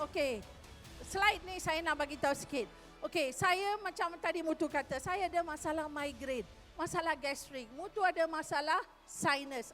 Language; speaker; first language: Malay; non-native, local second language; Tamil